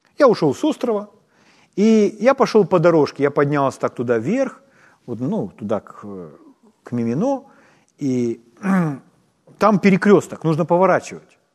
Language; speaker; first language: Russian; non-native, local second language; Ukrainian